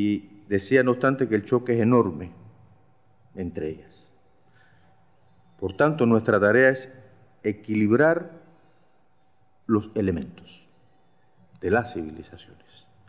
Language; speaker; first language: Spanish; native; Spanish